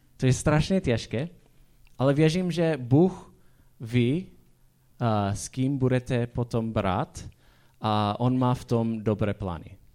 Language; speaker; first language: Czech; non-native, fluent; English